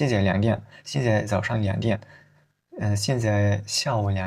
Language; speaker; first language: Chinese; non-native, fluent; Uzbek